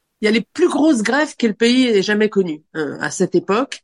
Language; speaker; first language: French; native; French